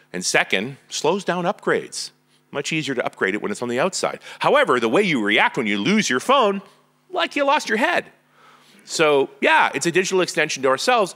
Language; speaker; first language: English; native; English